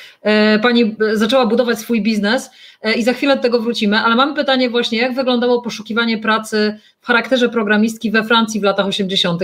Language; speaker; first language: Polish; native; Polish